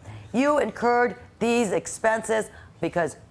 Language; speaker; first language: English; native; English